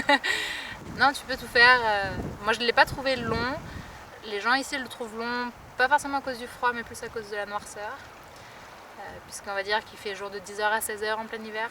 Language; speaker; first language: French; native; French